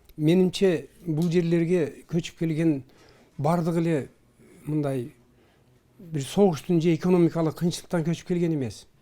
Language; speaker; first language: Kyrgyz; early bilingual, heritage; Kyrgyz